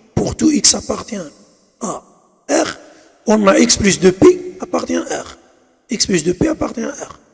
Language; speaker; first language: French; non-native, local second language; Arabic